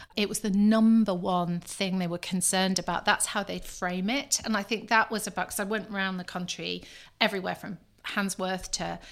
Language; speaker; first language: English; native; English